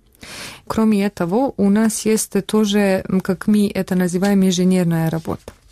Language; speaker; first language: Russian; non-native, learner; Bosnian